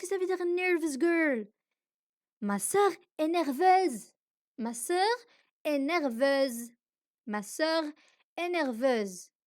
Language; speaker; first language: French; non-native, local second language; Arabic